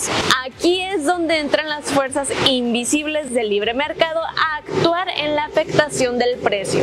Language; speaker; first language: Spanish; native; Spanish